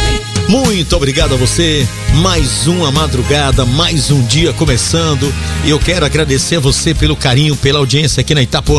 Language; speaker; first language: Portuguese; native; Portuguese